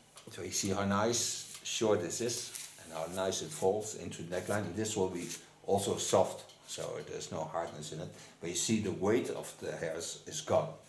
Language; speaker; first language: English; non-native, fluent; Dutch